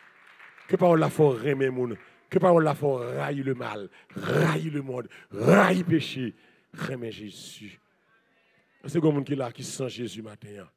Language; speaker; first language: French; non-native, learner; Haitian Creole